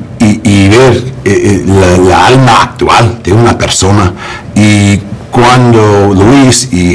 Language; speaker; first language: Spanish; early bilingual, heritage; English